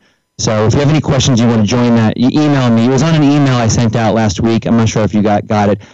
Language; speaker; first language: English; native; English